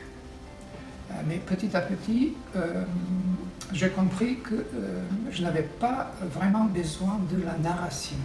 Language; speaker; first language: French; non-native, fluent; Serbian